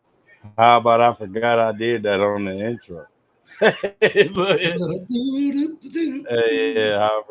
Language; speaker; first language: English; native; English